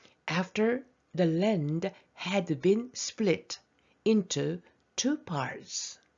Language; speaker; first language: English; non-native, fluent; Korean